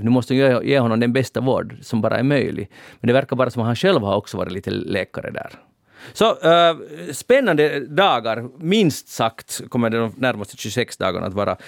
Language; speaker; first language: Swedish; native; Swedish